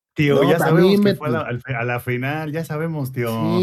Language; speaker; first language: Spanish; native; Spanish